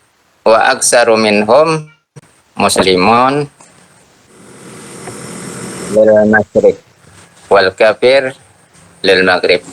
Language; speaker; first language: Arabic; non-native, learner; Indonesian